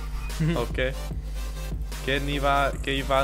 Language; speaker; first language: English; non-native, learner; Slovak